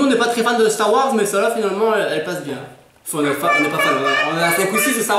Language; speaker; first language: French; native; French